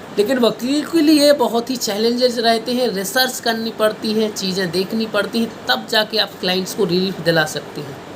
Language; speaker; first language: Hindi; native; Hindi